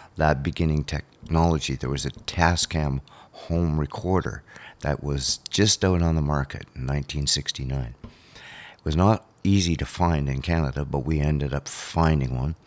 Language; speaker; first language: English; native; English